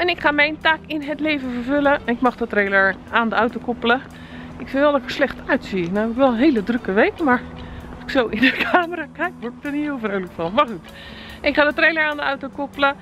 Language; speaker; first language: Dutch; native; Dutch